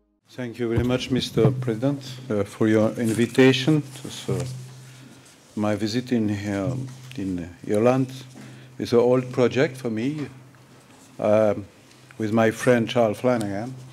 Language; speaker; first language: English; non-native, learner; French